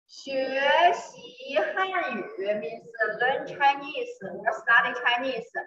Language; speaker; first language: English; non-native, learner; Chinese